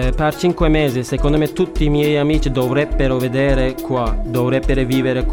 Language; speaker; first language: Italian; non-native, learner; Turkish